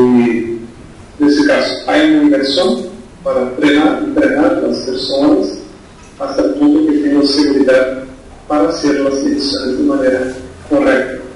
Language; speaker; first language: Spanish; non-native, fluent; Portuguese